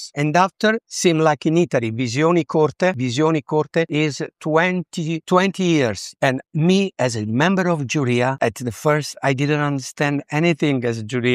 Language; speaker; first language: English; non-native, learner; Italian